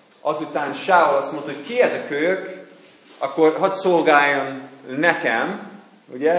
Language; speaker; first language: Hungarian; non-native, fluent; English